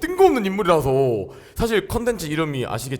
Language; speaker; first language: Korean; native; Korean